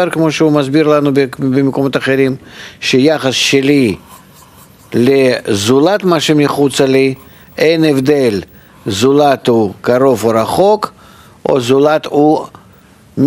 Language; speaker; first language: Hebrew; non-native, fluent; Russian